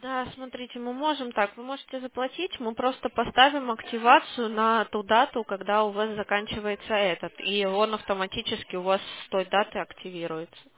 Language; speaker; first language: Russian; native; Russian